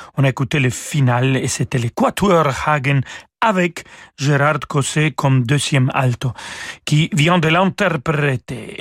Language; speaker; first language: French; non-native, fluent; Spanish